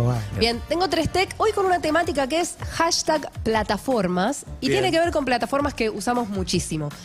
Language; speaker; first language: Spanish; native; Spanish